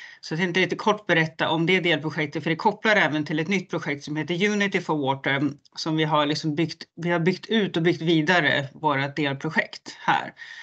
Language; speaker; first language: Swedish; native; Swedish